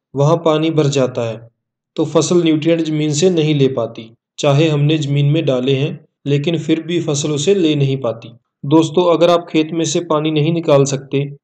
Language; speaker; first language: Hindi; non-native, local second language; Punjabi